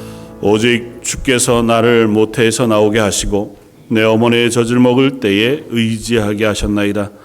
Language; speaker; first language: Korean; native; Korean